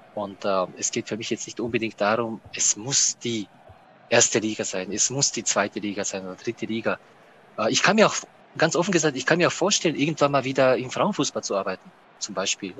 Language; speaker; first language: German; non-native, fluent; Japanese